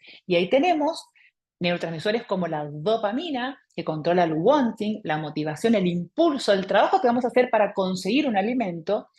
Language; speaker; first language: Spanish; native; Spanish